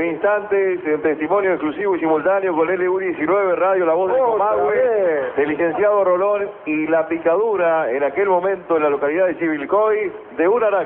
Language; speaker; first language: Spanish; native; Spanish